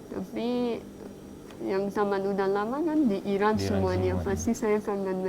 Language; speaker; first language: Indonesian; non-native, fluent; Persian